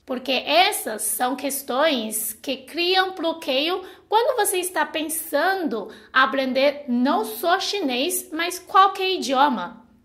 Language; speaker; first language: Portuguese; non-native, fluent; Chinese